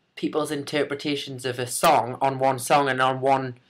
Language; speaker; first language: English; native; English